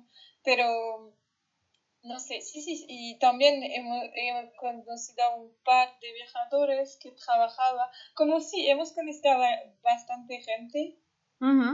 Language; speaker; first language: Spanish; non-native, fluent; French